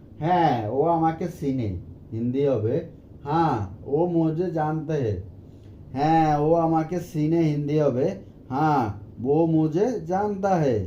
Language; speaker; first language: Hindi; non-native, learner; Bangla